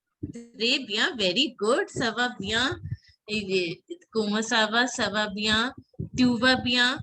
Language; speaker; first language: French; non-native, fluent; Hindi